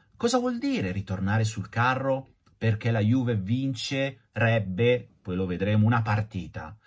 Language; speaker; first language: Italian; native; Italian